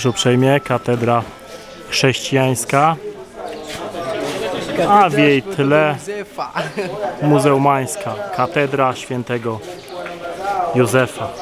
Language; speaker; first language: Polish; native; Polish